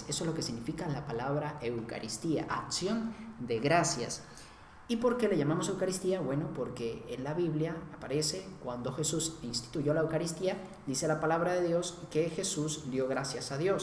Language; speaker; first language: Spanish; native; Spanish